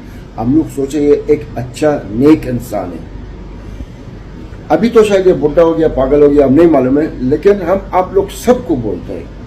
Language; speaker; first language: Hindi; non-native, learner; Arabic